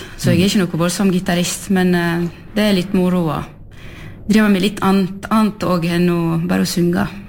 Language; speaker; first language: Norwegian; early bilingual, heritage; French